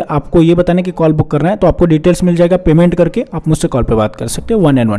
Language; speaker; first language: Hindi; native; Hindi